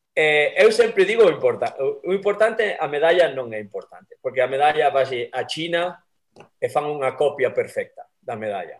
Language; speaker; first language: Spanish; native; Spanish